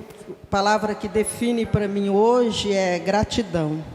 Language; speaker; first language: Portuguese; native; Portuguese